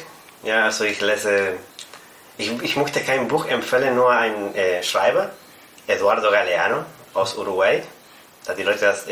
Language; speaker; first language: German; non-native, fluent; Spanish